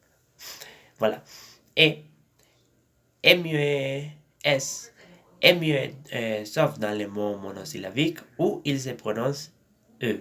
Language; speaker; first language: French; non-native, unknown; Spanish